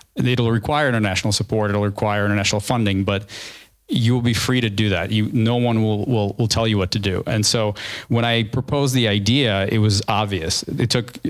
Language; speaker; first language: English; early bilingual, other home language; Ukrainian